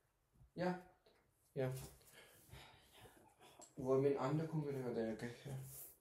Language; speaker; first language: Danish; non-native, learner; Turkish